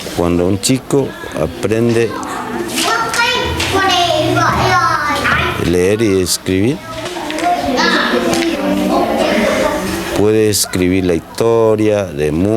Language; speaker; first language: Spanish; non-native, local second language; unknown